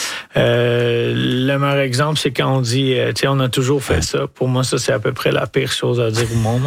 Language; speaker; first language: French; native; French